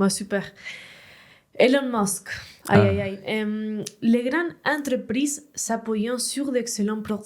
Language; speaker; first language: French; non-native, learner; Spanish